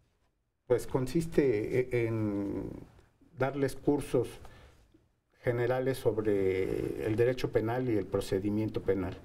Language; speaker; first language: Spanish; native; Spanish